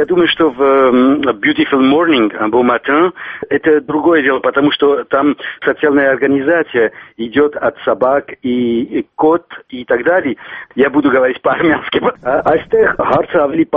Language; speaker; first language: Russian; non-native, local second language; Armenian